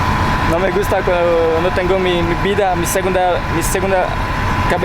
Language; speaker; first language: Spanish; non-native, learner; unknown